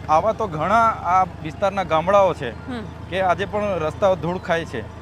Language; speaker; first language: Gujarati; non-native, local second language; Vasavi